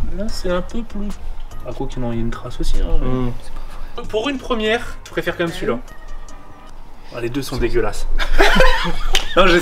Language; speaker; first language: French; native; French